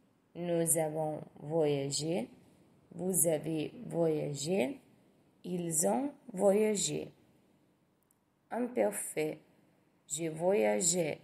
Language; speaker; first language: French; non-native, fluent; Italian